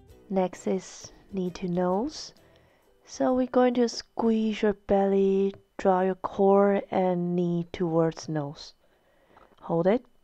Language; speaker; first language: English; non-native, fluent; Chinese